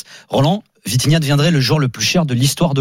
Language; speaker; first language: French; native; French